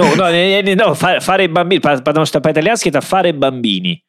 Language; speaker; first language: Russian; non-native, learner; Italian